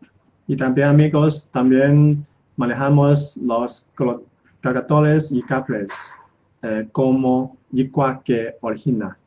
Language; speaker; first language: Spanish; non-native, learner; Chinese